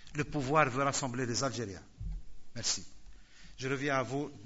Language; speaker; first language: French; non-native, local second language; Arabic